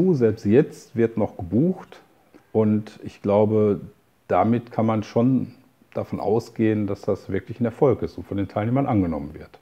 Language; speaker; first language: German; native; German